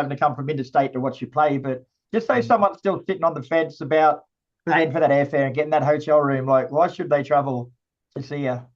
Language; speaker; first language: English; native; English